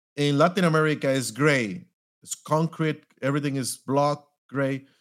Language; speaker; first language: English; non-native, fluent; Spanish